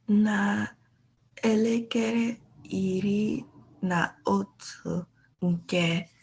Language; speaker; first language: Igbo; non-native, learner; English